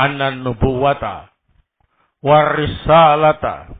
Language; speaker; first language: Arabic; non-native, fluent; Indonesian